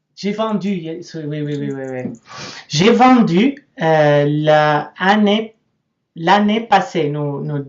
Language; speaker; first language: French; non-native, learner; English